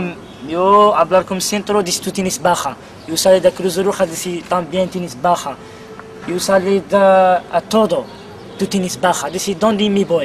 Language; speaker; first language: Spanish; non-native, learner; Kabyle